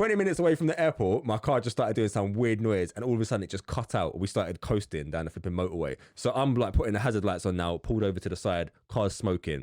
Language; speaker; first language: English; native; English